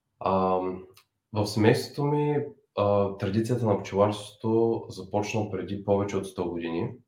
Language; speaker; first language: Bulgarian; native; Bulgarian